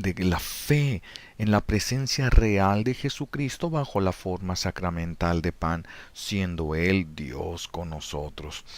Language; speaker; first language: Spanish; native; Spanish